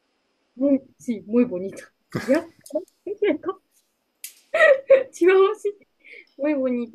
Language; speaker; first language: Spanish; non-native, learner; Japanese